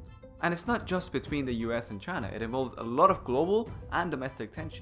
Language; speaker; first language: English; non-native, fluent; Persian